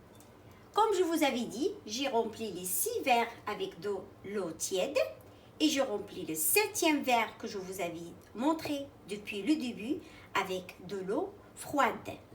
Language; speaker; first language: French; non-native, local second language; Arabic